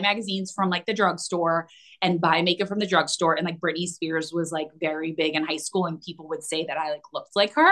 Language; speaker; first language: English; native; English